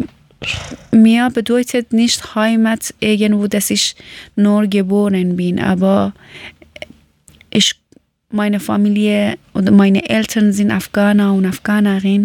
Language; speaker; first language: German; non-native, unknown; Persian